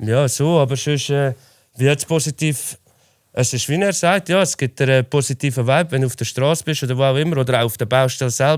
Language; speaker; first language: German; native; German